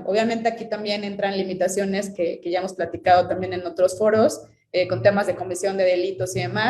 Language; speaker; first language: Spanish; native; Spanish